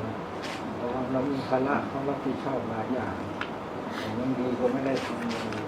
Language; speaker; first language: Thai; native; Thai